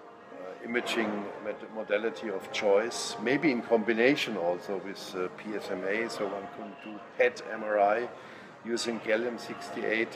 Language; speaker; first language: English; non-native, fluent; German